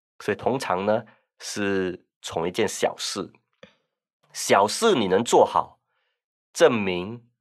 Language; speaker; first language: Chinese; non-native, local second language; Min Nan Chinese